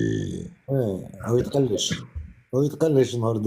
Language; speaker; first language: Arabic; native; Arabic